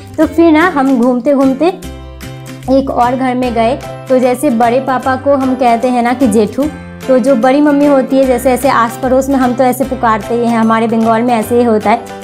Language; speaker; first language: Hindi; non-native, local second language; Bangla